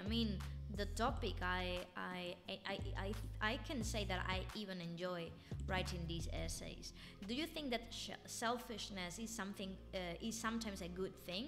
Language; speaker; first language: English; non-native, fluent; Spanish